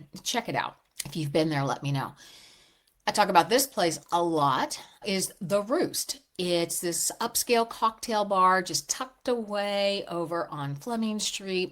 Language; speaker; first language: English; native; English